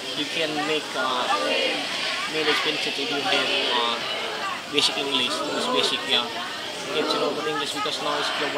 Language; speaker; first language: English; non-native, learner; Indonesian